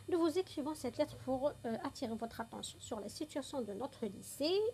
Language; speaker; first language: French; non-native, local second language; Arabic